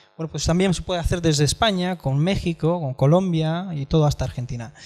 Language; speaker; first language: Spanish; non-native, fluent; Romanian